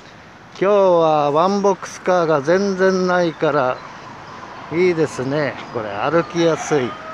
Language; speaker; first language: Japanese; native; Japanese